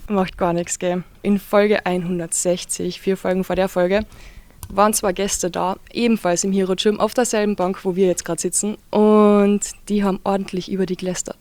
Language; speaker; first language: German; native; German